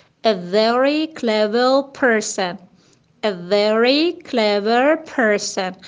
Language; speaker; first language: English; non-native, fluent; Persian